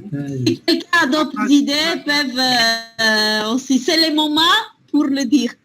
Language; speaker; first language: French; non-native, fluent; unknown